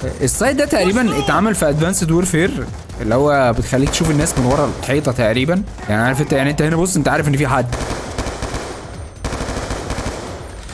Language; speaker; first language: Arabic; native; Arabic